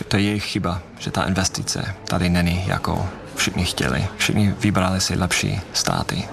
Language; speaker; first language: Czech; non-native, fluent; English